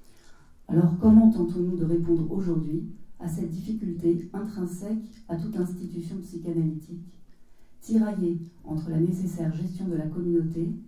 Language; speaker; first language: French; native; French